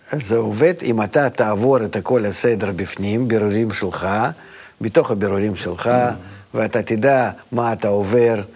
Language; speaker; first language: Hebrew; non-native, fluent; Russian